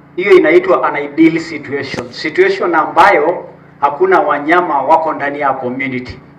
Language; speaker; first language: Swahili; non-native, local second language; Masai